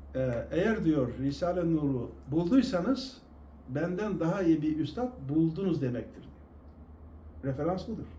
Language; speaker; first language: Turkish; non-native, local second language; Kurdish